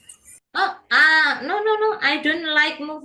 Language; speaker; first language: English; non-native, learner; Indonesian